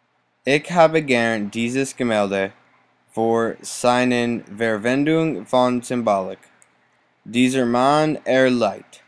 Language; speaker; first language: German; non-native, learner; English